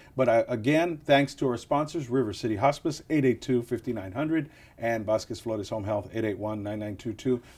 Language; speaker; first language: English; native; English